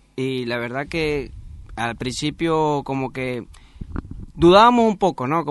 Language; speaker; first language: Spanish; native; Spanish